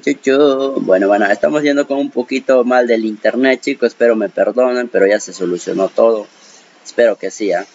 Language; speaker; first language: Spanish; native; Spanish